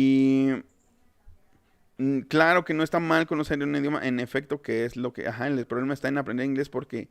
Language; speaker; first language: Spanish; native; Spanish